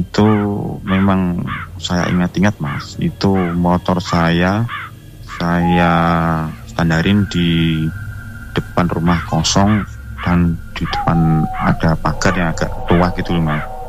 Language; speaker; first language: Indonesian; non-native, local second language; Javanese